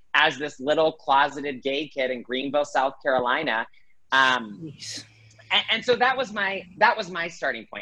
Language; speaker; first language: English; native; English